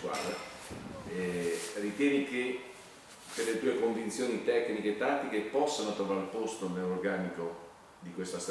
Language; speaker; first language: Italian; native; Italian